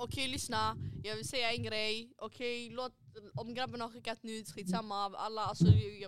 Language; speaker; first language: Swedish; early bilingual, other home language; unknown